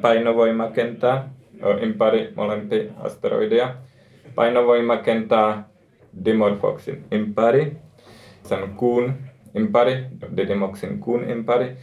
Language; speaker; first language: Finnish; non-native, learner; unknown